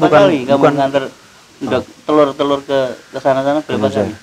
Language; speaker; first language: Indonesian; native; Indonesian